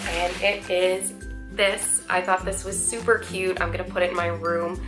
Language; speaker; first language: English; native; English